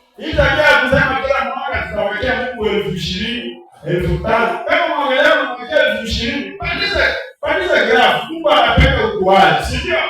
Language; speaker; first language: Swahili; non-native, local second language; Gusii